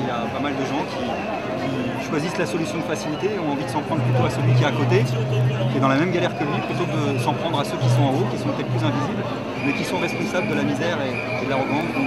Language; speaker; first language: French; native; French